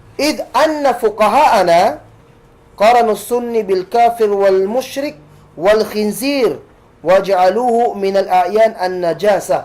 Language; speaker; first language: Arabic; non-native, fluent; Cebuano